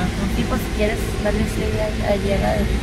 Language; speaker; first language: Spanish; native; Spanish